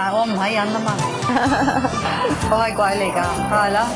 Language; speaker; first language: Cantonese; non-native, fluent; Norwegian